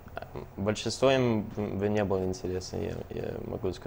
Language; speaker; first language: Russian; early bilingual, heritage; Russian